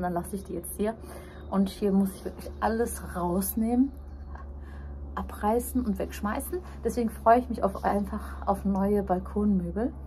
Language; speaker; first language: German; early bilingual, other home language; Turkish